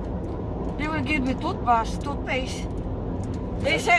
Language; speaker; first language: English; non-native, learner; Filipino